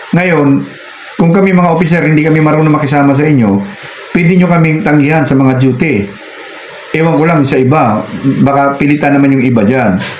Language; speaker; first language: Filipino; native; Filipino